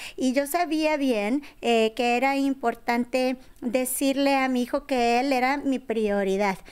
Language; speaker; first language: Spanish; early bilingual, heritage; Spanish